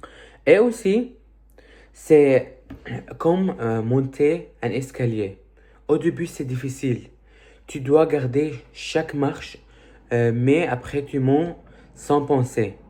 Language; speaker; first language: French; early bilingual, other home language; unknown